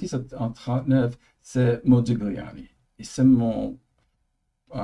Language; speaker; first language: French; early bilingual, heritage; English